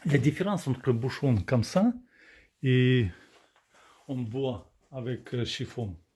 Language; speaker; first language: French; non-native, learner; Russian